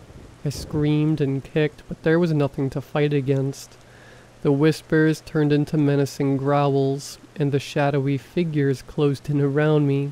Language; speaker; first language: English; native; English